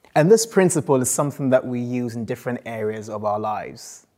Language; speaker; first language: English; non-native, local second language; Akan